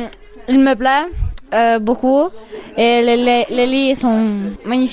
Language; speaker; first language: French; non-native, local second language; Italian